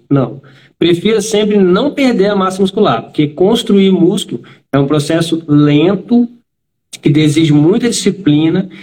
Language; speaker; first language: Portuguese; native; Portuguese